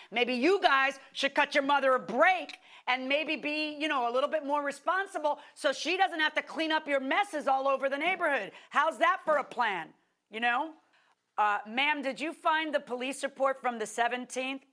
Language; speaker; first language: English; native; English